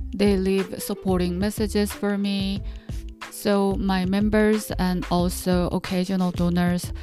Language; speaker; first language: English; non-native, fluent; Korean